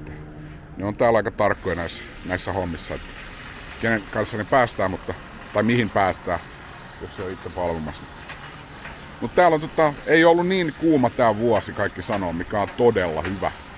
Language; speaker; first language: Finnish; native; Finnish